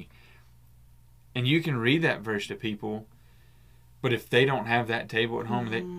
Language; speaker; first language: English; native; English